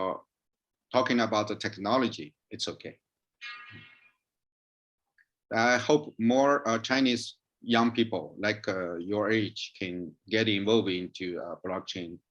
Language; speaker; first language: English; non-native, learner; Chinese